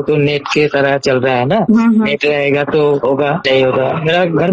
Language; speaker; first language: Hindi; non-native, local second language; Bangla